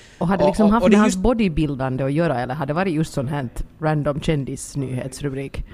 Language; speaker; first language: Swedish; native; Swedish